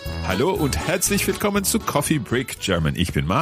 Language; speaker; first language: German; non-native, fluent; English